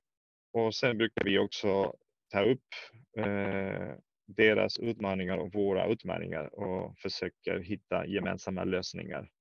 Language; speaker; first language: Swedish; non-native, fluent; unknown